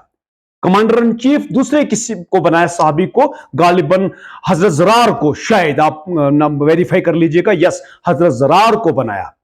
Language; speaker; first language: Urdu; native; Urdu